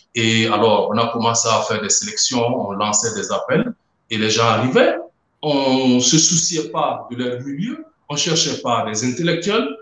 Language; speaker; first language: French; non-native, local second language; Mossi